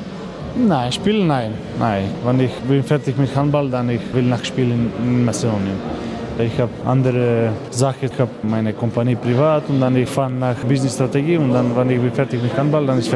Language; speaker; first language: German; non-native, learner; Macedonian